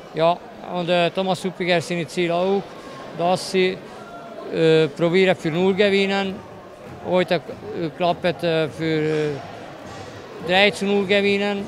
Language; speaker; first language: German; non-native, learner; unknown